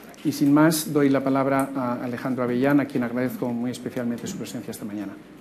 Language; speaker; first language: Spanish; native; Spanish